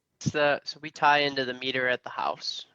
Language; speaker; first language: English; native; English